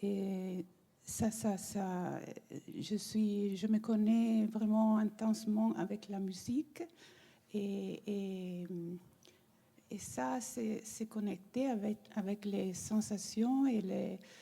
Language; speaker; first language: French; non-native, learner; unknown